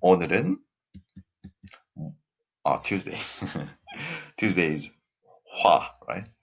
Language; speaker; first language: English; non-native, fluent; Korean